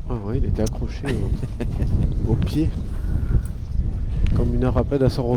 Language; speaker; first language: French; native; French